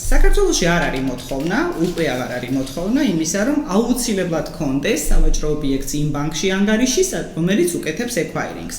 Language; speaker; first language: Georgian; native; Georgian